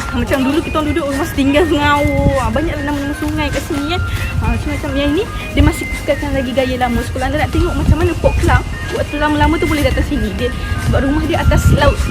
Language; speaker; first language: Malay; native; Malay